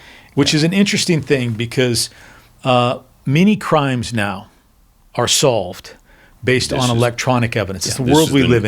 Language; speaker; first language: English; native; English